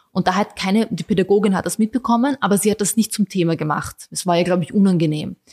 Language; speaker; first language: German; early bilingual, other home language; Bosnian